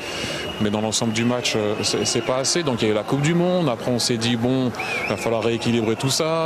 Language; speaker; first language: French; native; French